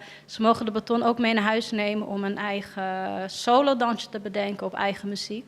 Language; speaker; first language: Dutch; native; Dutch